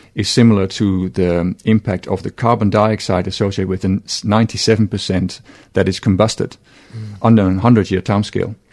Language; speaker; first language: English; non-native, fluent; Dutch